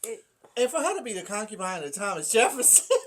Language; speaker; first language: English; native; English